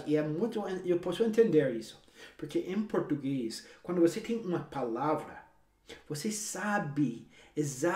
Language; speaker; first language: Portuguese; non-native, fluent; English